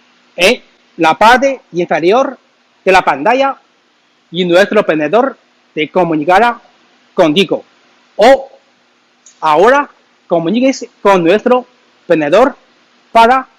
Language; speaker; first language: Spanish; non-native, learner; Chinese